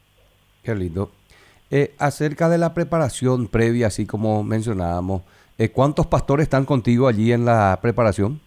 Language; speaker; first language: Spanish; native; Spanish